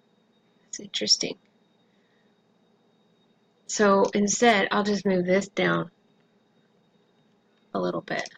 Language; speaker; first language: English; native; English